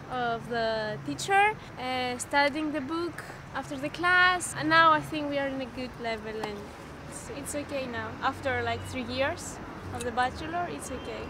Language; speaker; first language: English; non-native, fluent; Greek